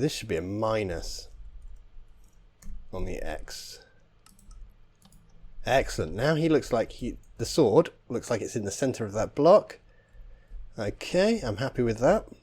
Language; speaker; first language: English; native; English